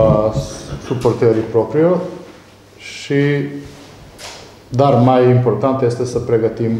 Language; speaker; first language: Romanian; non-native, learner; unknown